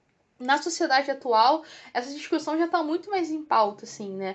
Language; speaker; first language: Portuguese; native; Portuguese